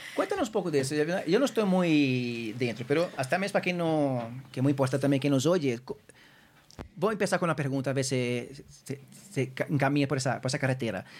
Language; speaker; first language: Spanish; non-native, fluent; Portuguese